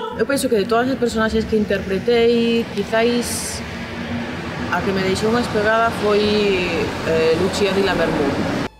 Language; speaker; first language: Galician; non-native, local second language; Spanish